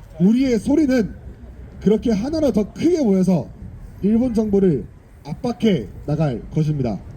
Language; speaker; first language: Korean; native; Korean